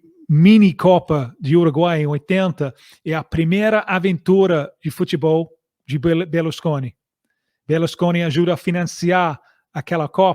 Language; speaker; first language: Portuguese; non-native, fluent; English